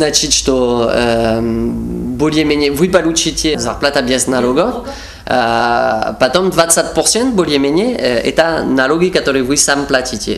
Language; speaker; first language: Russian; non-native, fluent; French